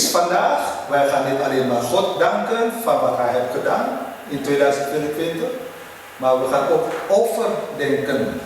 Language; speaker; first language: Dutch; non-native, fluent; Indonesian